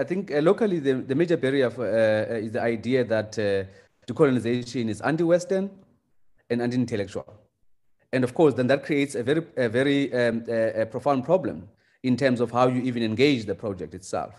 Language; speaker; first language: English; non-native, local second language; Xhosa